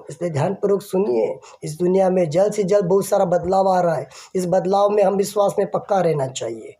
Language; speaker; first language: Hindi; non-native, local second language; Marathi